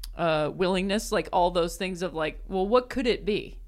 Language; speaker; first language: English; native; English